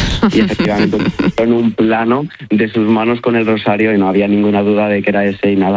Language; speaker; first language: Spanish; native; Spanish